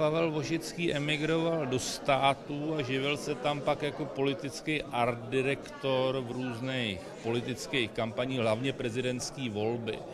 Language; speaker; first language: Czech; native; Czech